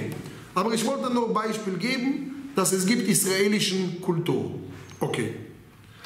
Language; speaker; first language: German; non-native, fluent; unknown